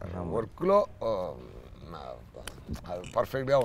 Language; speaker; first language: Telugu; non-native, learner; Tamil